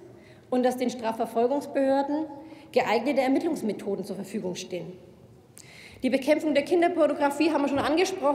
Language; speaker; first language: German; native; German